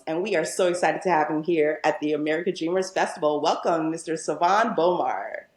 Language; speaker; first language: English; native; English